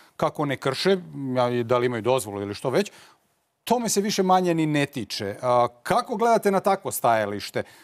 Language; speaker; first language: Croatian; native; Croatian